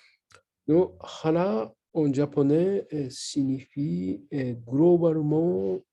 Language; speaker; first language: French; non-native, learner; Japanese